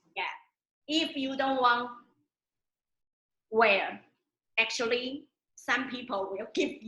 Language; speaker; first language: English; non-native, learner; Chinese